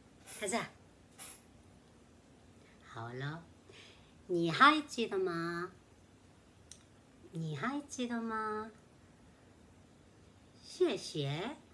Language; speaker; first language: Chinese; non-native, learner; Korean